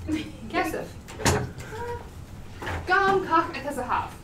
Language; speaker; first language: Hebrew; non-native, learner; English